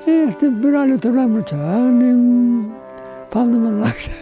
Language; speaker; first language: Nepali; non-native, learner; English